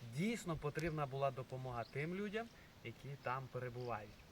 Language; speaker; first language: Ukrainian; native; Ukrainian